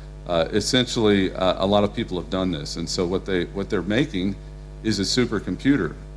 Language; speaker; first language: English; native; English